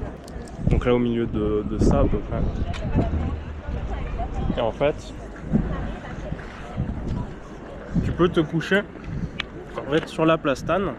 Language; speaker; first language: French; native; French